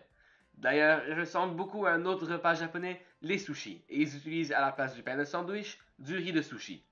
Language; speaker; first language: French; native; French